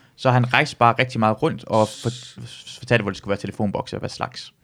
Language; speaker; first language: Danish; early bilingual, other home language; Persian